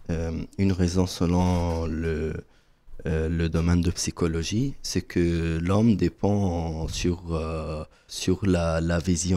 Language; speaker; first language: French; non-native, learner; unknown